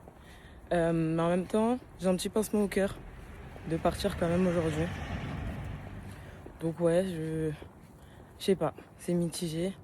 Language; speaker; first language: French; native; French